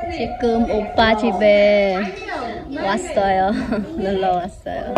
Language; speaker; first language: Korean; non-native, fluent; Khmer